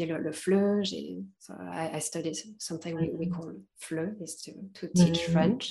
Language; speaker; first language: English; non-native, fluent; French